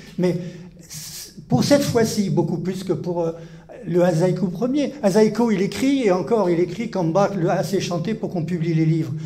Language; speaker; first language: French; native; French